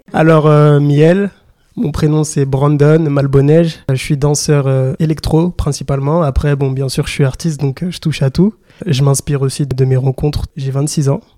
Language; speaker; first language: French; early bilingual, other home language; Lingala